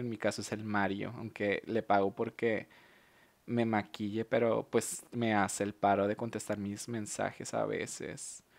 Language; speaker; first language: Spanish; native; Spanish